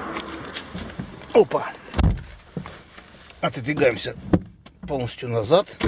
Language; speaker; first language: Russian; native; Russian